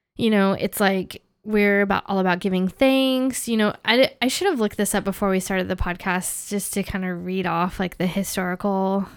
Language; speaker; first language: English; native; English